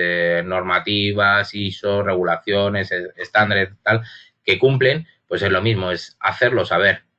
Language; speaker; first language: Spanish; native; Spanish